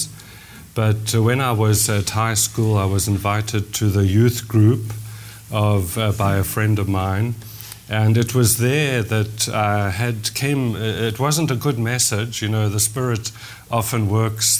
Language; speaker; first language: English; native; English